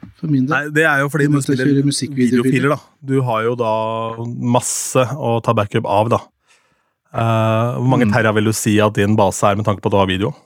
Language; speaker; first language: Norwegian; native; Norwegian